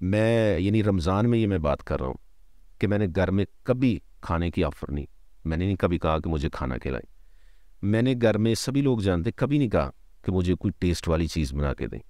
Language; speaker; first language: Urdu; non-native, local second language; Punjabi